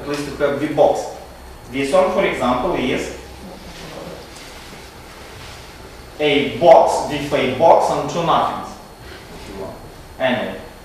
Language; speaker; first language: English; non-native, fluent; Romanian